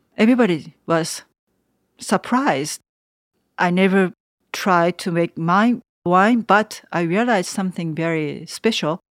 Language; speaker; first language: English; non-native, learner; Japanese